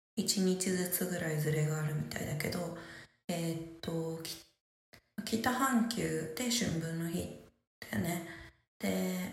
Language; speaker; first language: Japanese; native; Japanese